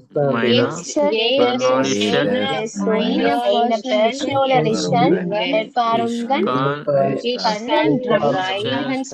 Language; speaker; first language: German; non-native, learner; Tamil